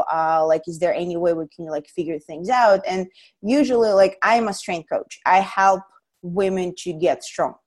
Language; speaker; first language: English; non-native, fluent; Russian